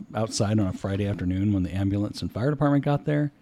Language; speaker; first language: English; native; English